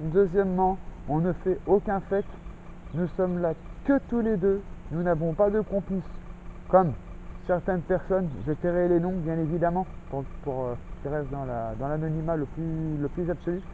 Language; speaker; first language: French; native; French